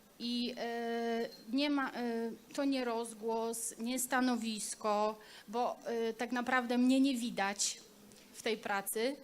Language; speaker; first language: Polish; native; Polish